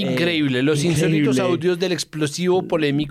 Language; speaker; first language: Spanish; native; Spanish